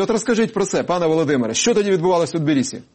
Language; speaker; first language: Ukrainian; native; Ukrainian